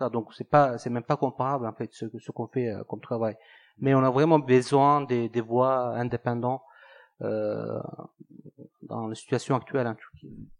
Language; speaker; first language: French; non-native, fluent; Turkish